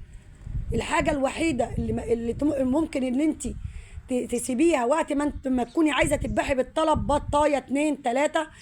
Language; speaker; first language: Arabic; native; Arabic